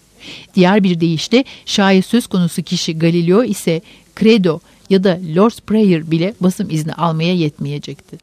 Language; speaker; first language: Turkish; native; Turkish